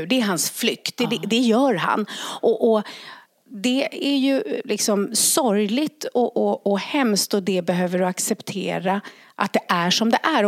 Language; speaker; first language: Swedish; native; Swedish